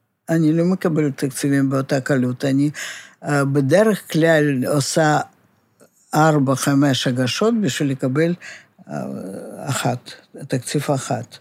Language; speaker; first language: Hebrew; non-native, fluent; Russian